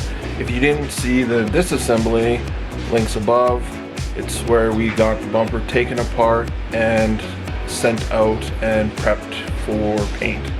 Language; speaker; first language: English; native; English